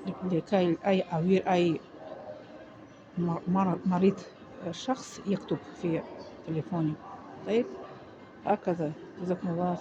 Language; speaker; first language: Arabic; non-native, fluent; Tajik